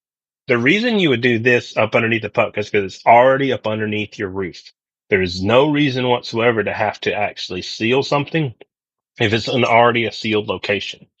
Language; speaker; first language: English; native; English